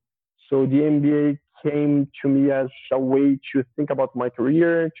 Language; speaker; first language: English; non-native, fluent; Portuguese